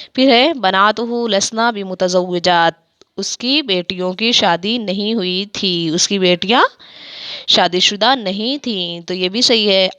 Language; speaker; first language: Urdu; native; Urdu